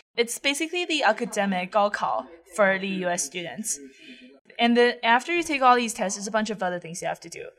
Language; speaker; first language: English; non-native, fluent; Chinese